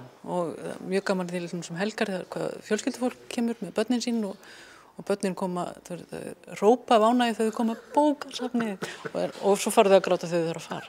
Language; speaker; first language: Icelandic; native; Icelandic